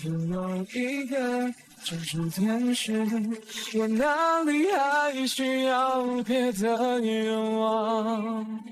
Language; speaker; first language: Chinese; native; Chinese